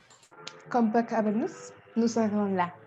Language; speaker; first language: French; non-native, learner; Spanish